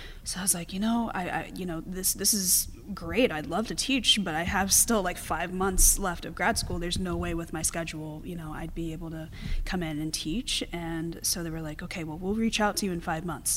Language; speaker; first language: English; native; English